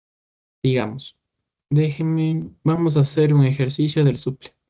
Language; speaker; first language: Spanish; native; Spanish